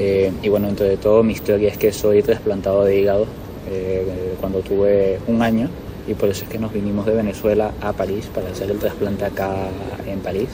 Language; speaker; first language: Spanish; native; Spanish